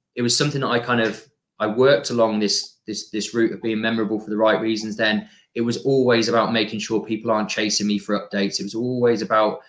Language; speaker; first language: English; native; English